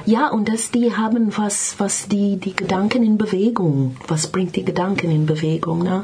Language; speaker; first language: German; non-native, learner; English